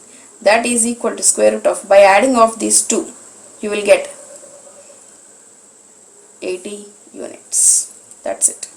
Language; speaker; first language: English; non-native, local second language; Telugu